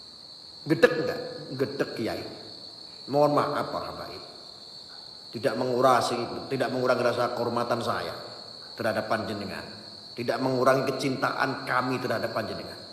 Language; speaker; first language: Indonesian; non-native, local second language; Javanese